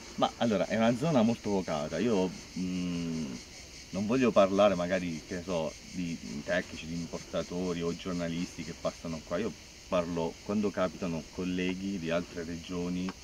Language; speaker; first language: Italian; native; Italian